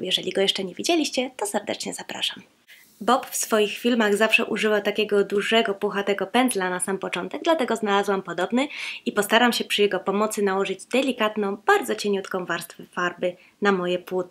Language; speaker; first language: Polish; native; Polish